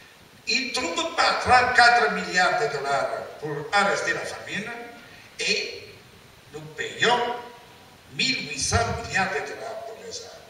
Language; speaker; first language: French; non-native, learner; Italian